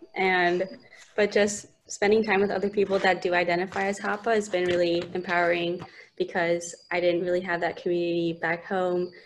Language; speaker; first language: English; native; English